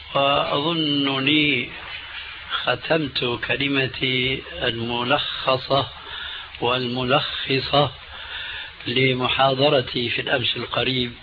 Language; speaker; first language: Arabic; early bilingual, other home language; Albanian